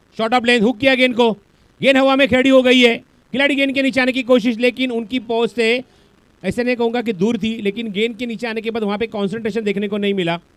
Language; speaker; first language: Hindi; non-native, local second language; Marathi